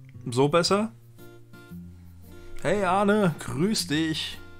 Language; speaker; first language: German; native; German